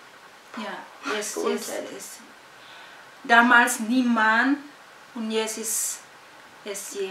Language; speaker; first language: German; non-native, fluent; Indonesian